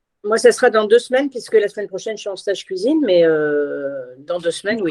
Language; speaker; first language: French; native; French